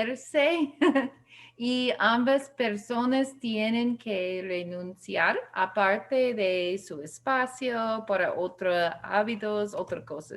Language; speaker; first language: Spanish; non-native, learner; English